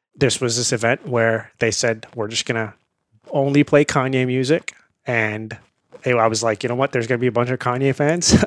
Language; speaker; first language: English; early bilingual, other home language; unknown